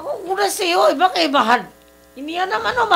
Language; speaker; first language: Filipino; non-native, learner; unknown